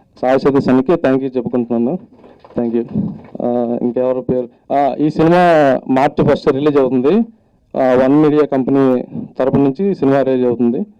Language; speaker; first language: Telugu; native; Telugu